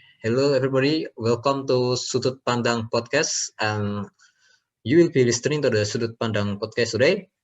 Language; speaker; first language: English; non-native, learner; Indonesian